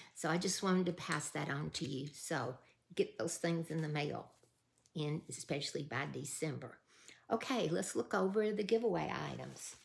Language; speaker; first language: English; native; English